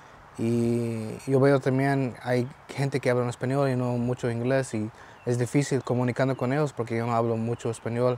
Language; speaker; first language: Spanish; early bilingual, heritage; Spanish